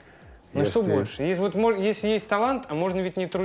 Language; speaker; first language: Russian; native; Russian